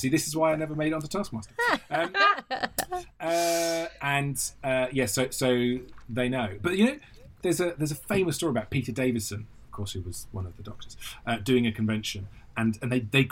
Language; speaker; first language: English; native; English